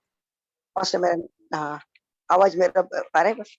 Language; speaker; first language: Hindi; non-native, local second language; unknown